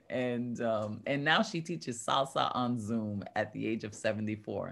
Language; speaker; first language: English; early bilingual, other home language; Spanish